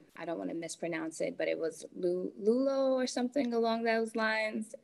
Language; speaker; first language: English; native; English